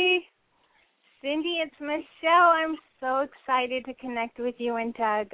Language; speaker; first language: English; native; English